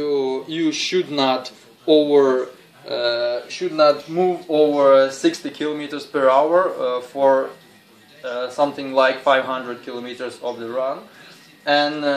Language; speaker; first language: English; non-native, fluent; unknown